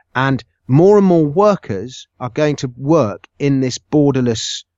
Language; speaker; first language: English; native; English